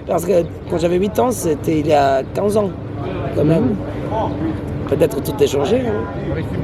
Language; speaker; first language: French; non-native, fluent; Serbian